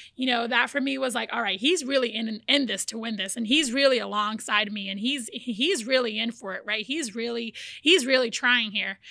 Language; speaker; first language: English; early bilingual, other home language; Portuguese